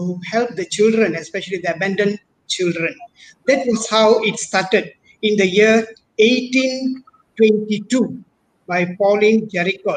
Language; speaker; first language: English; non-native, local second language; Tamil